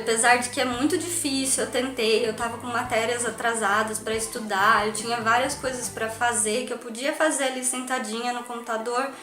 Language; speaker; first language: Portuguese; native; Portuguese